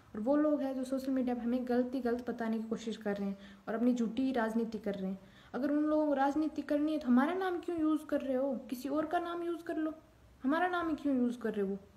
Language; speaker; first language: Hindi; native; Hindi